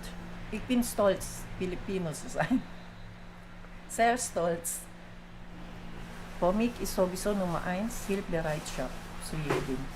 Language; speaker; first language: German; non-native, learner; Filipino